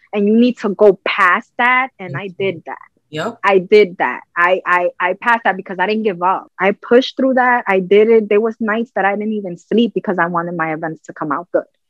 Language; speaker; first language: English; native; English